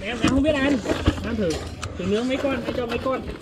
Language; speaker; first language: Vietnamese; native; Vietnamese